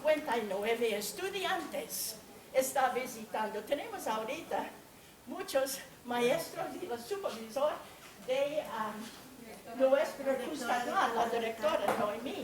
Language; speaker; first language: Spanish; non-native, fluent; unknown